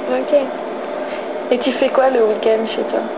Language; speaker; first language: French; native; French